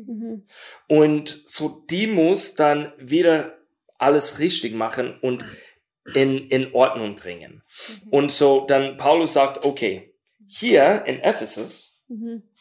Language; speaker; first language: German; non-native, learner; English